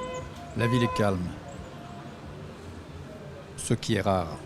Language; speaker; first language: French; native; French